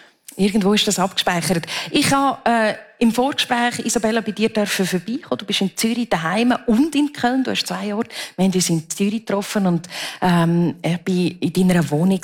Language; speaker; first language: German; native; German